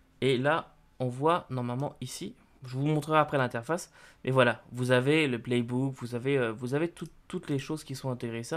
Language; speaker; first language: French; native; French